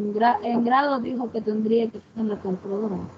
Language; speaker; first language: Spanish; native; Spanish